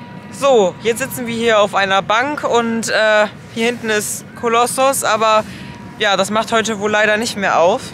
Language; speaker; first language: German; native; German